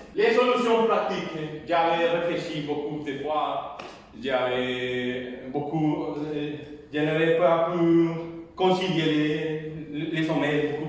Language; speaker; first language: French; non-native, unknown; Spanish